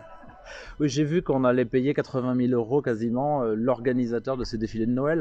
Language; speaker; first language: French; native; French